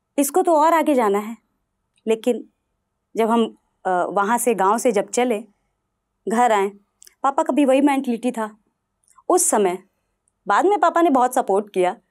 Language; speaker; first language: Hindi; non-native, local second language; Bhojpuri